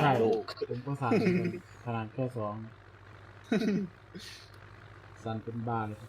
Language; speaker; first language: Thai; native; Thai